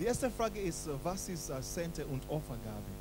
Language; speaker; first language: German; non-native, learner; English